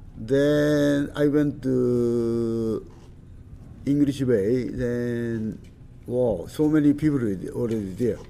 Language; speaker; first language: English; non-native, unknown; Japanese